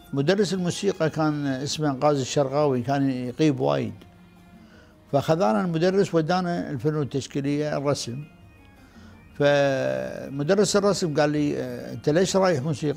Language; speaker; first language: Arabic; native; Arabic